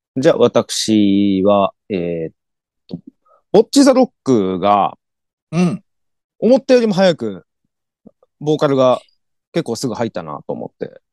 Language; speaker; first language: Japanese; native; Japanese